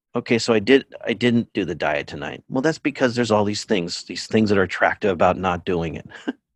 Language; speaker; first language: English; native; English